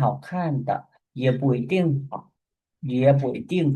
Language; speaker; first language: Chinese; non-native, fluent; Khmer